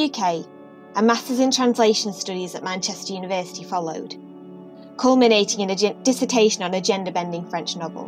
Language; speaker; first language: English; native; English